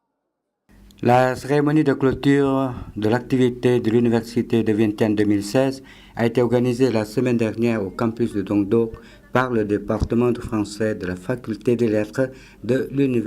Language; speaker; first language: French; non-native, fluent; Lao